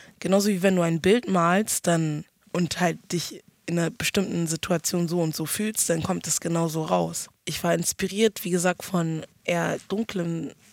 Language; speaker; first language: German; early bilingual, other home language; Akan